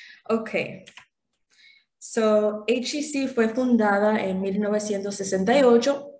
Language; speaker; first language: Spanish; early bilingual, heritage; Spanish